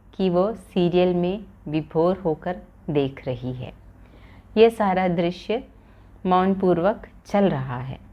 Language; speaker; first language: Hindi; non-native, local second language; Malayalam